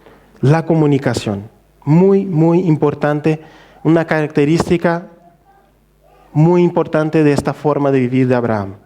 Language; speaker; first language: Spanish; non-native, fluent; Portuguese